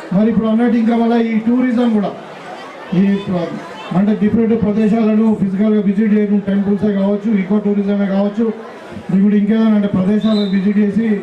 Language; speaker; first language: Telugu; native; Telugu